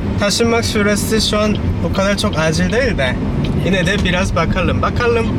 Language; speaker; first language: Turkish; non-native, learner; Korean